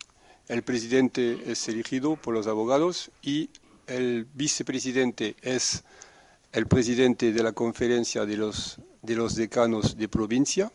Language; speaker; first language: Spanish; non-native, fluent; French